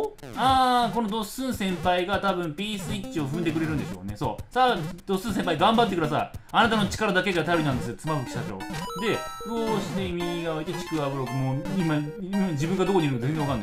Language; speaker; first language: Japanese; native; Japanese